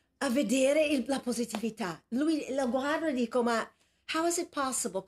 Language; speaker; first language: Italian; non-native, fluent; English